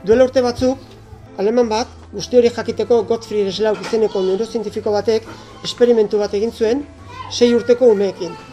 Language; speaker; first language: Basque; native; Basque